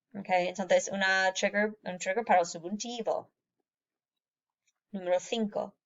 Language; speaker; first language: Spanish; non-native, fluent; English